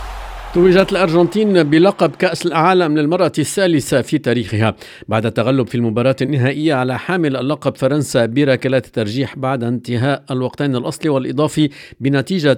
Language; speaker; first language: Arabic; native; Arabic